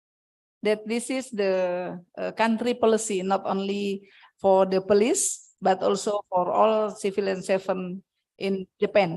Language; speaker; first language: English; non-native, fluent; Indonesian